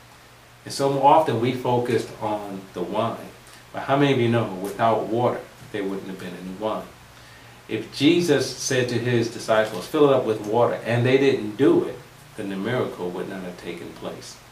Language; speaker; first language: English; native; English